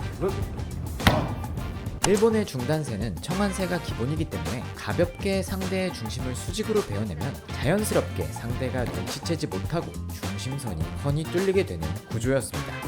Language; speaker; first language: Korean; native; Korean